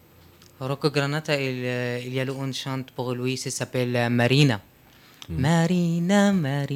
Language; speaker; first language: French; non-native, learner; Arabic